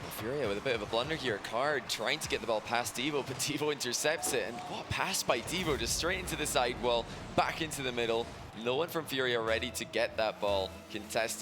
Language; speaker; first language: English; native; English